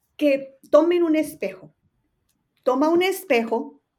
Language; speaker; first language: Spanish; native; Spanish